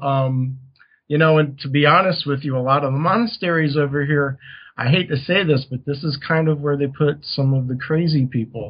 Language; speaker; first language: English; native; English